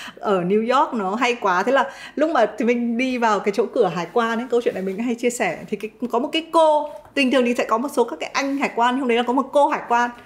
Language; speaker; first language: Vietnamese; native; Vietnamese